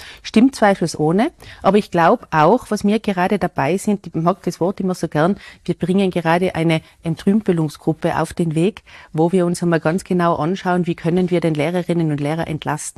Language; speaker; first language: German; native; German